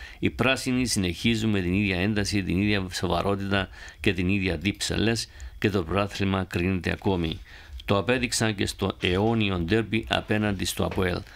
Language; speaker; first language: Greek; native; Greek